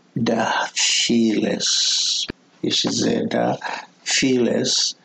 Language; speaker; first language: German; non-native, fluent; Swahili